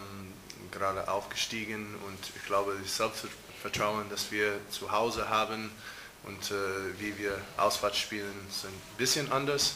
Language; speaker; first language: German; non-native, fluent; English